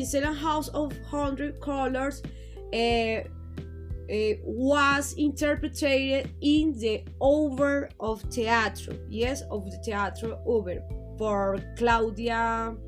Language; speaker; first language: English; non-native, learner; Spanish